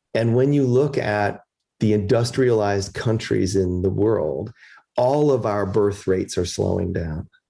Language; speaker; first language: English; early bilingual, other home language; German